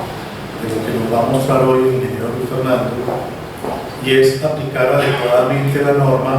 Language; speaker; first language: Spanish; native; Spanish